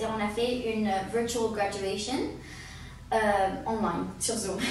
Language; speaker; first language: French; early bilingual, heritage; French